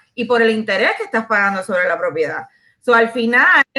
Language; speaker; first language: Spanish; native; Spanish